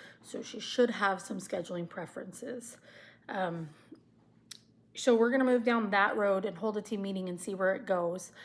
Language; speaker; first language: English; native; English